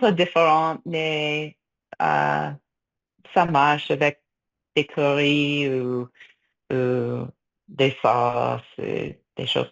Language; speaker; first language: French; non-native, fluent; English